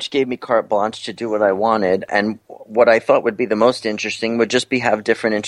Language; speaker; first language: English; native; English